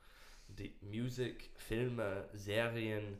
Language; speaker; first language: German; non-native, learner; English